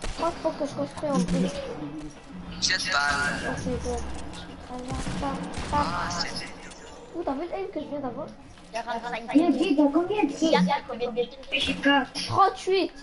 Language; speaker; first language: French; native; French